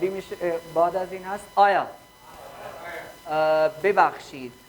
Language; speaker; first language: Persian; non-native, fluent; Urdu